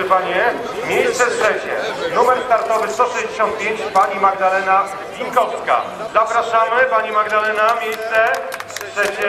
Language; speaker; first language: Polish; native; Polish